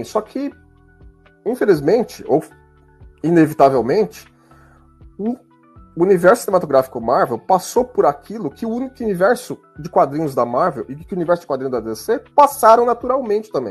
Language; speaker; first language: Portuguese; native; Portuguese